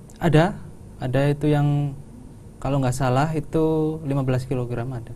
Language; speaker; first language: Indonesian; non-native, local second language; Javanese